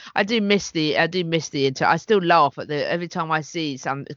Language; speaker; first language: English; native; English